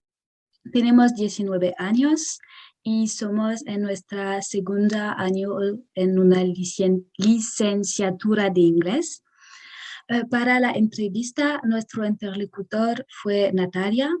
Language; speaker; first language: Spanish; non-native, learner; French